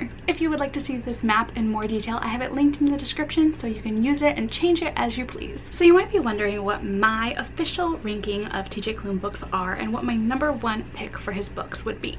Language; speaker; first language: English; native; English